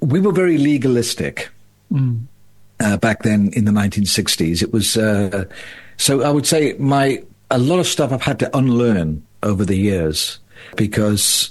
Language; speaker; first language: English; native; English